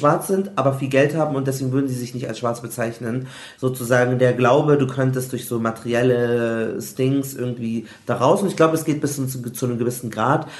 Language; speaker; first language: German; native; German